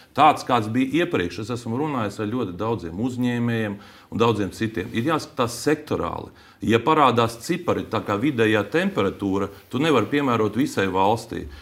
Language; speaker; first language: Latvian; native; Latvian